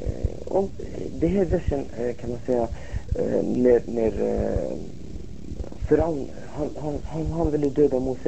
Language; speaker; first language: Swedish; non-native, fluent; Arabic